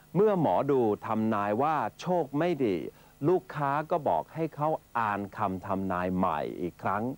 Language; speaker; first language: Thai; non-native, fluent; English